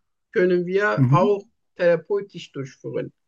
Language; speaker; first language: German; non-native, learner; Turkish